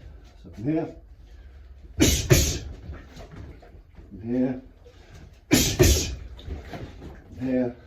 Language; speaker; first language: English; native; English